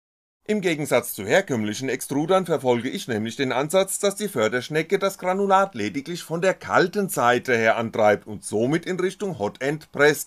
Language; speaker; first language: German; native; German